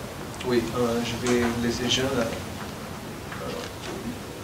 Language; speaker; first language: French; non-native, learner; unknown